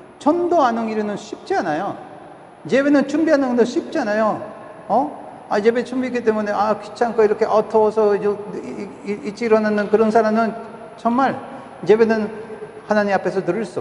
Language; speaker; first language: Korean; non-native, fluent; Spanish